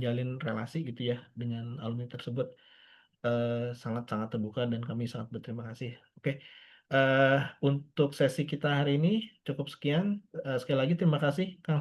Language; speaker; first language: Indonesian; native; Indonesian